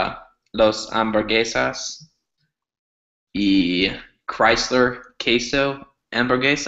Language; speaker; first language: Spanish; non-native, learner; English